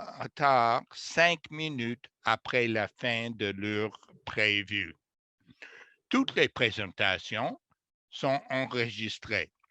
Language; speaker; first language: French; non-native, fluent; English